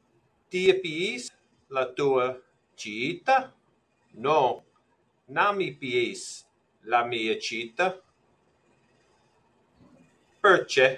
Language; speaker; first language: Italian; non-native, learner; English